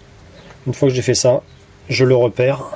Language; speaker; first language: French; native; French